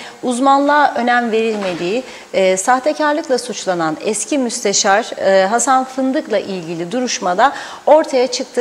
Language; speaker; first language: Turkish; native; Turkish